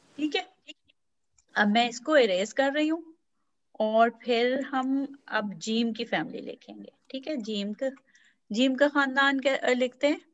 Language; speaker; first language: Urdu; native; Urdu